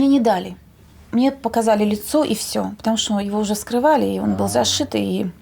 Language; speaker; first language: Russian; native; Russian